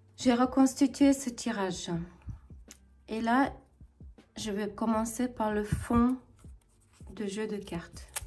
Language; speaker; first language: French; non-native, fluent; Ukrainian